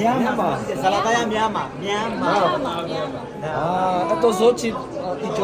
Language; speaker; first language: Russian; non-native, learner; Burmese